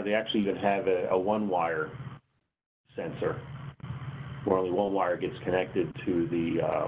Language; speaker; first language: English; native; English